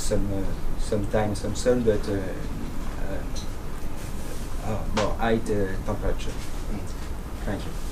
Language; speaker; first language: English; non-native, learner; French